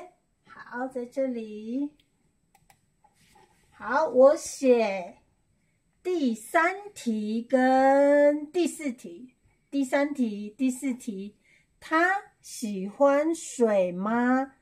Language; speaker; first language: Chinese; non-native, learner; English